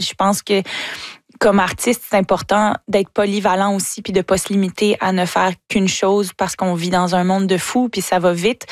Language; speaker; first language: French; native; French